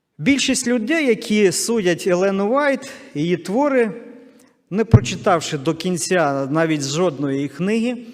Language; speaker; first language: Ukrainian; non-native, local second language; Russian